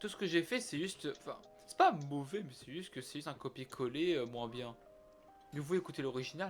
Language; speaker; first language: French; native; French